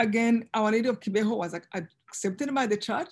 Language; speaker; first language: English; non-native, local second language; Kinyarwanda